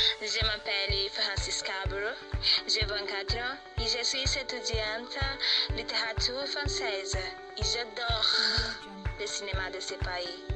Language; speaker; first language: French; non-native, learner; Portuguese